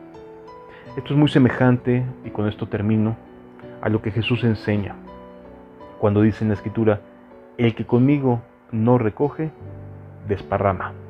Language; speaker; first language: Spanish; native; Spanish